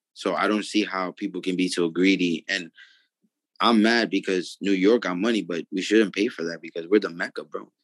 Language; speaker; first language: English; early bilingual, other home language; Spanish